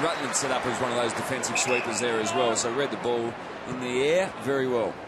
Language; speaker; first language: English; native; English